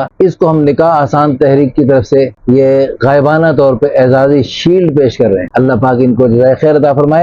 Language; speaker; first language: Urdu; native; Urdu